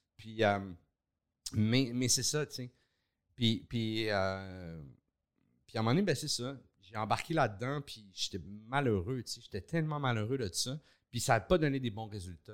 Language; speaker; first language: French; native; French